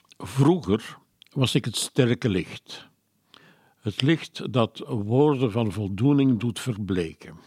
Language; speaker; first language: Dutch; non-native, local second language; French